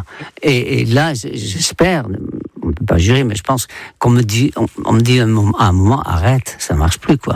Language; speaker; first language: French; non-native, fluent; Dutch